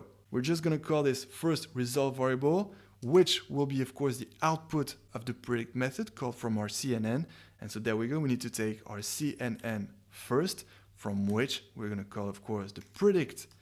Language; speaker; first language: English; non-native, fluent; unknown